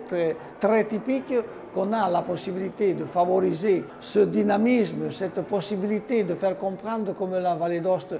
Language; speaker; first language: French; non-native, local second language; Italian